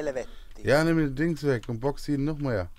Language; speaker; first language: German; native; German